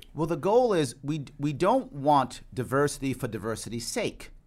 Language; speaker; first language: English; native; English